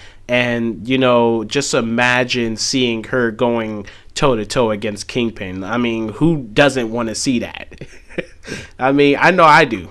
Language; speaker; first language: English; native; English